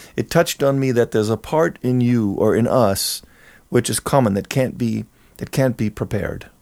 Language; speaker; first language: English; non-native, fluent; German